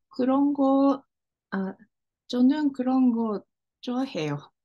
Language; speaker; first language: Korean; non-native, learner; Japanese